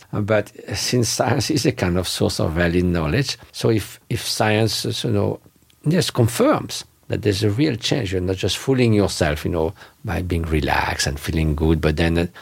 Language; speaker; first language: English; non-native, fluent; French